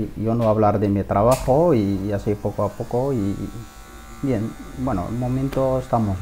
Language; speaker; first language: Spanish; non-native, learner; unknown